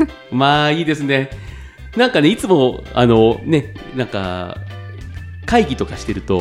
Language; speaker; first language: Japanese; native; Japanese